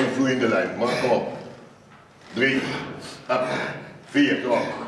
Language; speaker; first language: Dutch; native; Dutch